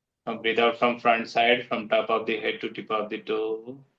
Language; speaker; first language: English; non-native, local second language; Telugu